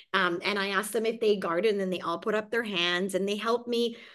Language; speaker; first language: English; early bilingual, other home language; Hungarian